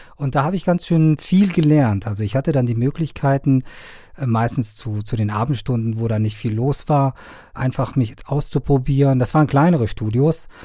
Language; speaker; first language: German; non-native, fluent; Persian